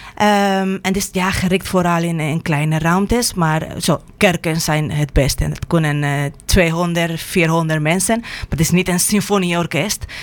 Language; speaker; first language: Dutch; non-native, fluent; Spanish